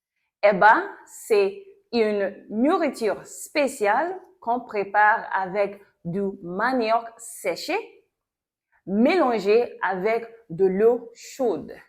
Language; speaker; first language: French; non-native, local second language; Yoruba